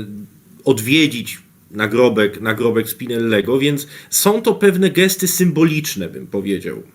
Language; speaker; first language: Polish; native; Polish